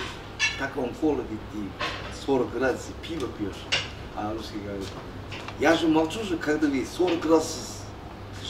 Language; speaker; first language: Russian; non-native, local second language; Uzbek